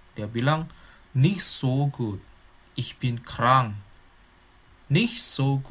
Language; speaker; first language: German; non-native, fluent; Indonesian